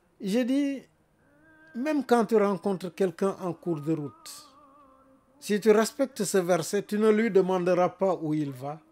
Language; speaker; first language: French; non-native, local second language; Wolof